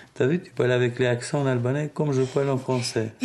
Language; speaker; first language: French; non-native, learner; Albanian